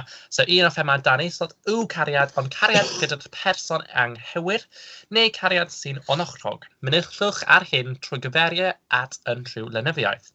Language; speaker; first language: Welsh; non-native, local second language; English